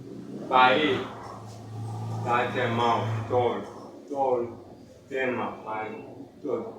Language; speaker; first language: Spanish; non-native, learner; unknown